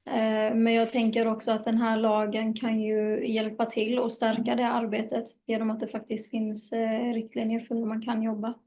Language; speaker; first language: Swedish; native; Swedish